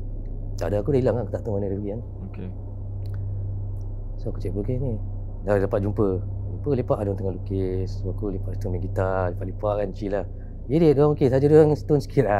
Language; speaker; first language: Malay; native; Malay